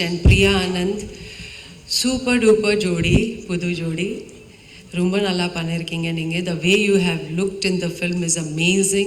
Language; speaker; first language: Tamil; non-native, local second language; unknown